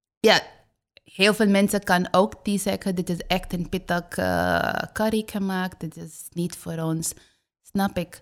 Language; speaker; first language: Dutch; non-native, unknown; Bangla